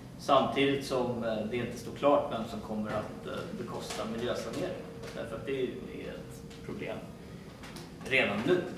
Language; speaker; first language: Swedish; native; Swedish